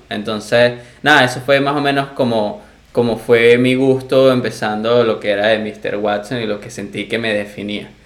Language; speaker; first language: Spanish; native; Spanish